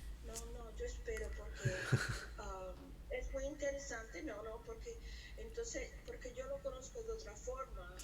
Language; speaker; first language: Spanish; early bilingual, heritage; Spanish